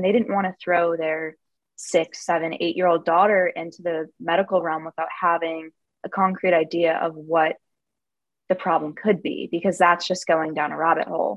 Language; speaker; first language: English; native; English